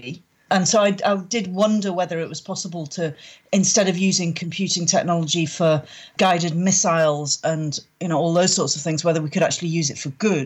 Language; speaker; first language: English; native; English